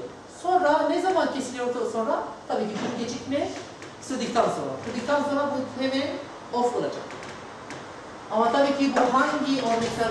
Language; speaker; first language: Turkish; non-native, learner; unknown